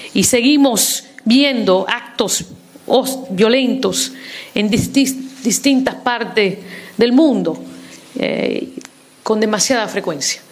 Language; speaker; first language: Spanish; early bilingual, heritage; Spanish